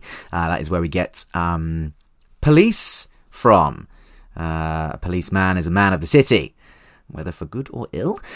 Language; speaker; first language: English; native; English